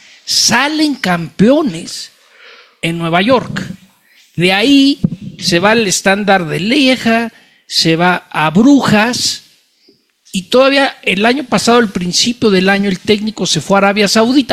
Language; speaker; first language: Spanish; native; Spanish